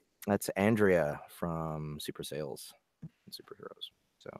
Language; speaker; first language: English; native; English